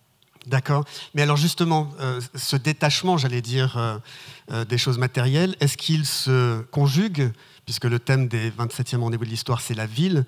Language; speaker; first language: French; native; French